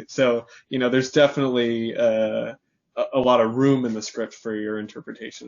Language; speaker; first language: English; native; English